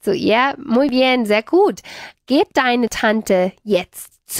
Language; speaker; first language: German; non-native, fluent; Spanish